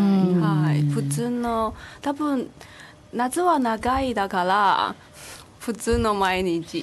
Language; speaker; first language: Japanese; non-native, learner; Chinese